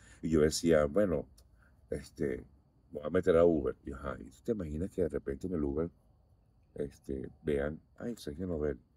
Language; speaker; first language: Spanish; native; Spanish